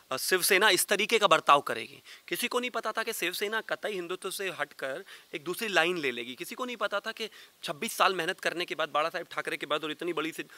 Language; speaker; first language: Hindi; native; Hindi